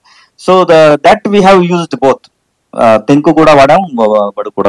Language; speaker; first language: Telugu; non-native, learner; Kannada